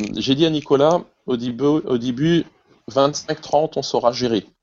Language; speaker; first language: French; native; French